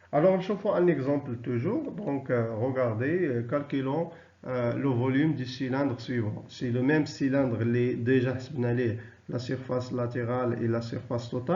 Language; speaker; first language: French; non-native, local second language; Arabic